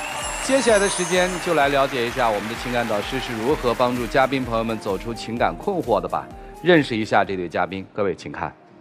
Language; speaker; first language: Chinese; native; Chinese